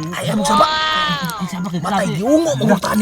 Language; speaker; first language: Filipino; non-native, local second language; Cebuano